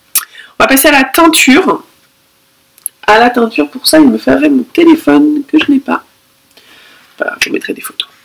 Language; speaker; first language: French; native; French